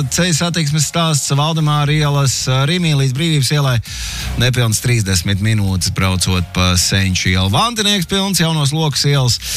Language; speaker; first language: Latvian; native; Latvian